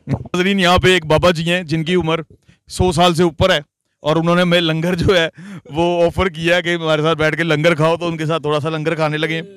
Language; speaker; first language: Urdu; non-native, local second language; Punjabi